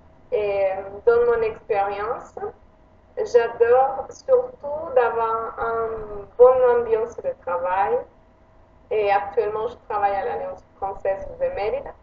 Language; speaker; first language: French; non-native, fluent; Spanish